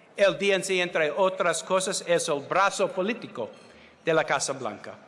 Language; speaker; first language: Spanish; non-native, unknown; English